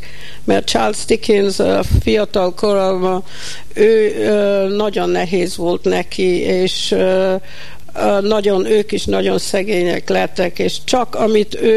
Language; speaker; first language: Hungarian; early bilingual, heritage; Hungarian